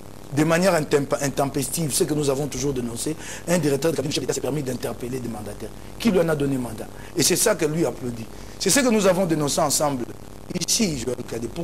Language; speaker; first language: French; non-native, local second language; Lingala